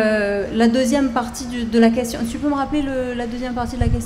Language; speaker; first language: French; native; French